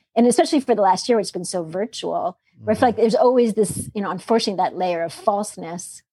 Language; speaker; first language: English; native; English